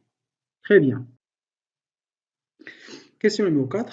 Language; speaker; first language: French; non-native, local second language; Arabic